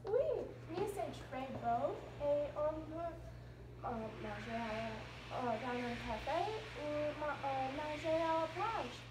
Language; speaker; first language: French; non-native, learner; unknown